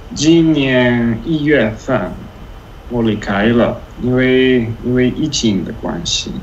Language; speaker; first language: Chinese; non-native, fluent; Italian